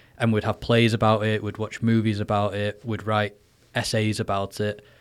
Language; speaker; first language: English; native; English